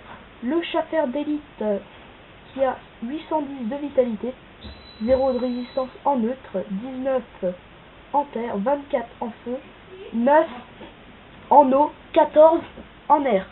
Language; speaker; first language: French; native; French